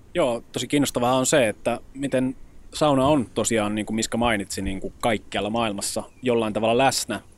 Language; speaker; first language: Finnish; early bilingual, other home language; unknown